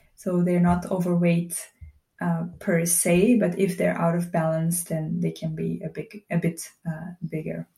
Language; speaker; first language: English; non-native, fluent; Dutch